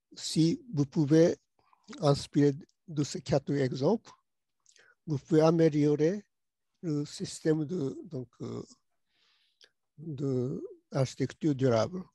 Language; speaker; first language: French; non-native, learner; Japanese